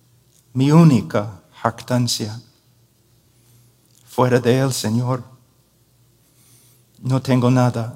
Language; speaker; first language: Spanish; non-native, fluent; English